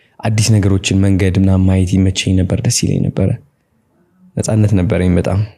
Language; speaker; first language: Amharic; non-native, local second language; Tigrinya